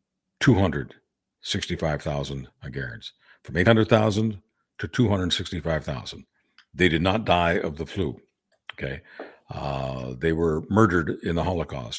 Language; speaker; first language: English; native; English